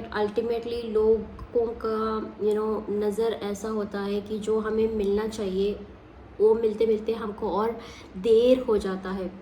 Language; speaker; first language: Hindi; non-native, local second language; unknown